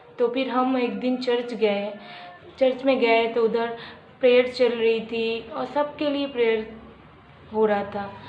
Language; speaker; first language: Hindi; non-native, local second language; Bangla